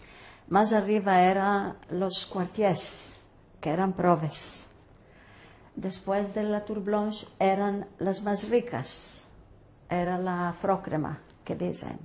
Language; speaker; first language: Spanish; early bilingual, heritage; Ladino